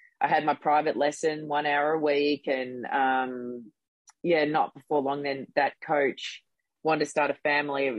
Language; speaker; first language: English; native; English